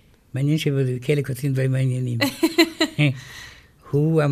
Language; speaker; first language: Hebrew; non-native, fluent; Romanian